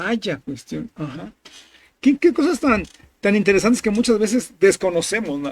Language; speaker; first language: Spanish; native; Spanish